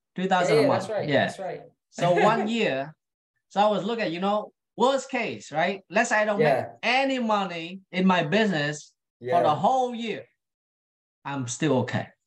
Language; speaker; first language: English; non-native, fluent; Vietnamese